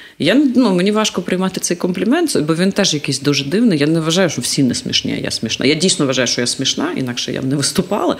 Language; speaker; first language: Ukrainian; non-native, local second language; Russian